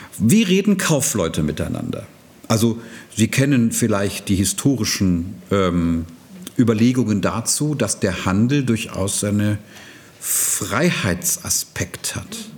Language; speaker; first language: German; native; German